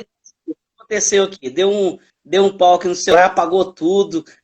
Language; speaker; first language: Portuguese; native; Portuguese